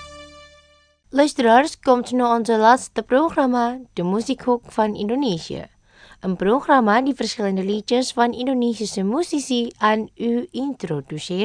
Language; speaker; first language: Dutch; non-native, fluent; Indonesian